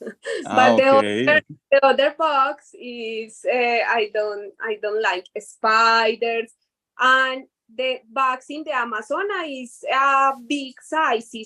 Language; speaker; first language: English; non-native, learner; Spanish